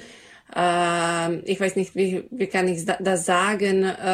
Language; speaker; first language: German; non-native, learner; Serbian